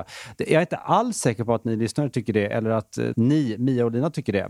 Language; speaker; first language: Swedish; native; Swedish